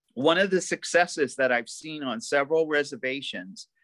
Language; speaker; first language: English; native; English